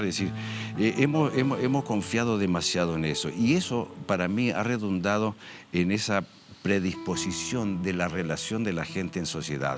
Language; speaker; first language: Spanish; native; Spanish